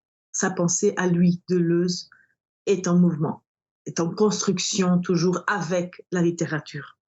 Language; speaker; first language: French; non-native, fluent; Portuguese